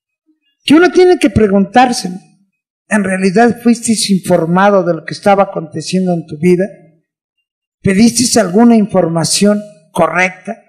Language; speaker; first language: Spanish; native; Spanish